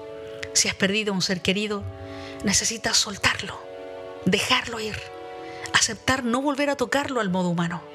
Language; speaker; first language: Spanish; native; Spanish